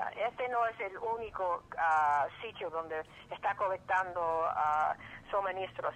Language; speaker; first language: Spanish; early bilingual, heritage; English